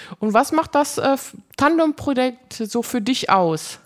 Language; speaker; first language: German; native; German